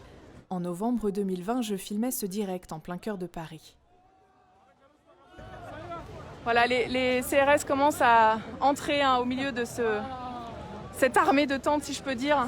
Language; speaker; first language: French; native; French